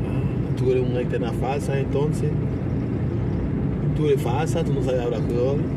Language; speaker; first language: Spanish; non-native, fluent; Haitian Creole